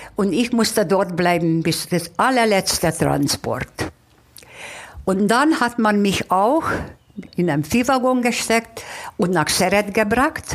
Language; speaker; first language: German; non-native, fluent; Hungarian